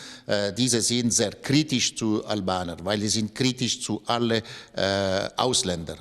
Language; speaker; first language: German; non-native, local second language; French